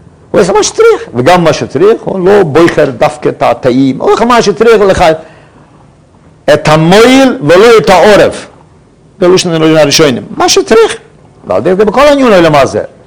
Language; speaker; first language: Hebrew; non-native, fluent; Yiddish